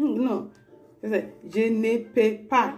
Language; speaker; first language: French; non-native, learner; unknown